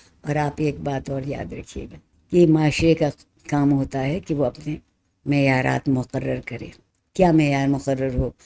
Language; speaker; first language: Urdu; native; Urdu